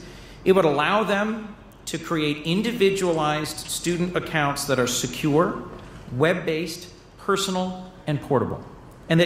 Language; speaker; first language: English; native; English